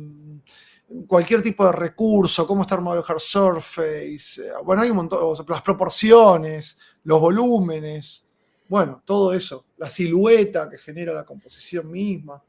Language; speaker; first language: Spanish; native; Spanish